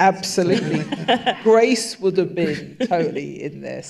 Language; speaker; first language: English; native; English